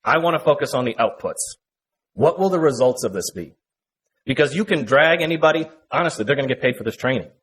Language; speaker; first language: English; native; English